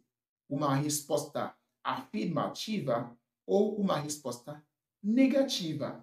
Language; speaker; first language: Portuguese; non-native, fluent; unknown